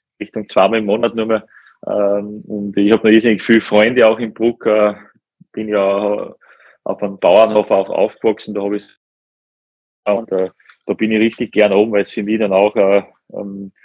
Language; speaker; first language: German; native; German